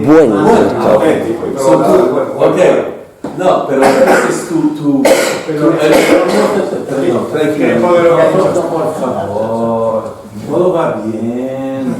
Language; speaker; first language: Spanish; non-native, fluent; French